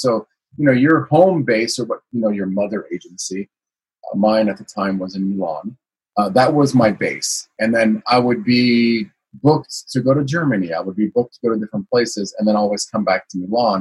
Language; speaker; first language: English; native; English